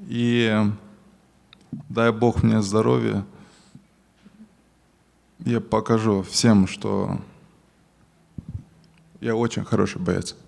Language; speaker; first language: Russian; non-native, local second language; Romanian